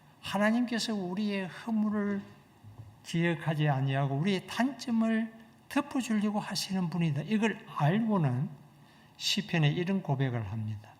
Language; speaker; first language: Korean; native; Korean